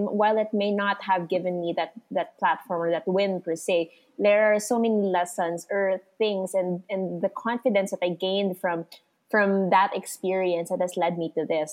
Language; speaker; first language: English; non-native, local second language; Filipino